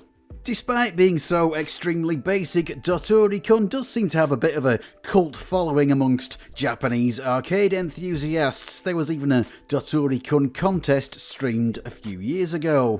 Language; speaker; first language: English; native; English